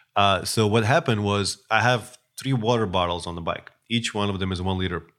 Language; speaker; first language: English; non-native, fluent; Russian